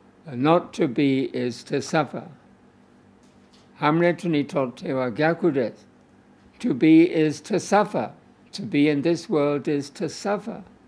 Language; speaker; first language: English; native; English